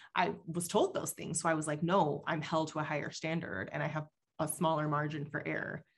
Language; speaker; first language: English; early bilingual, other home language; Spanish